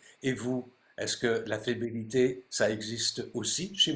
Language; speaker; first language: French; native; French